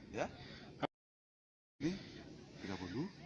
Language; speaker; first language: Indonesian; non-native, local second language; Javanese